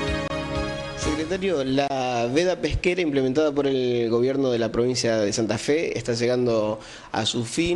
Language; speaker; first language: Spanish; native; Spanish